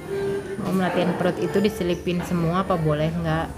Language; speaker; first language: Indonesian; native; Indonesian